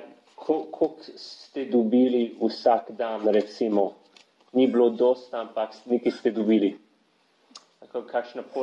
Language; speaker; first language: Slovenian; non-native, learner; English